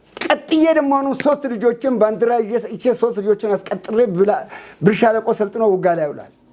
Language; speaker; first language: Amharic; non-native, local second language; Oromo